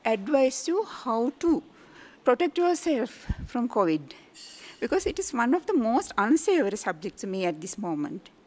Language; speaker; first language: English; non-native, local second language; Sinhala